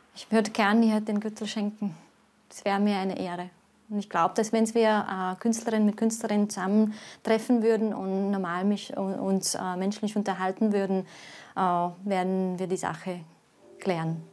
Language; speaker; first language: German; non-native, fluent; Latvian